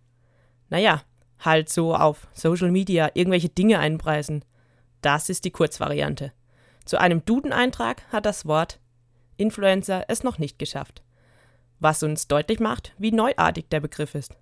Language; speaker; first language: German; native; German